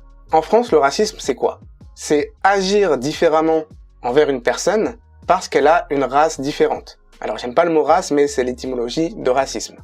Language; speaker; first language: French; native; French